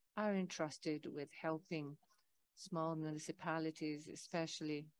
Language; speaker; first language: English; non-native, fluent; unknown